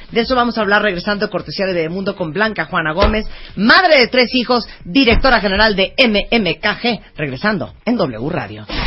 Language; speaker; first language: Spanish; early bilingual, other home language; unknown